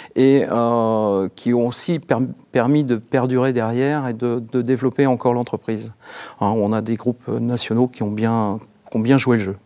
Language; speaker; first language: French; native; French